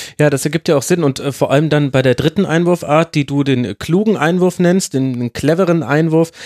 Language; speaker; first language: German; native; German